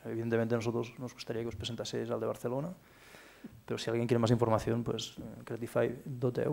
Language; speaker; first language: Catalan; native; Catalan